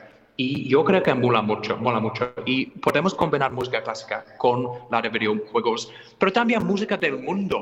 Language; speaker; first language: Spanish; non-native, fluent; English